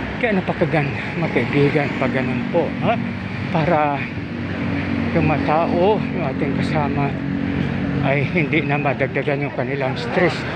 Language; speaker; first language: Filipino; native; Filipino